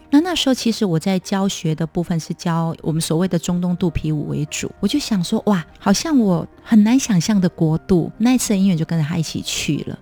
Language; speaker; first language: Chinese; native; Chinese